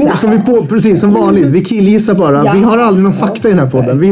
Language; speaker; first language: Swedish; native; Swedish